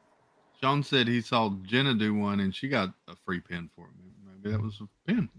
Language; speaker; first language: English; native; English